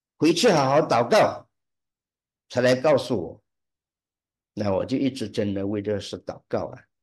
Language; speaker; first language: Chinese; early bilingual, heritage; Chinese